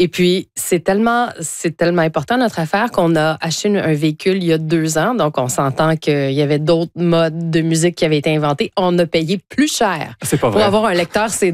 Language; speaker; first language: French; native; French